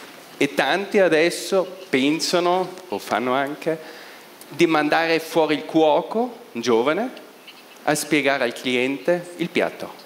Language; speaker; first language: Italian; non-native, local second language; German